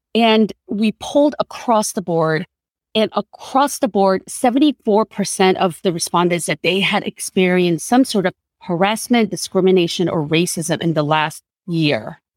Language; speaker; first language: English; non-native, fluent; Korean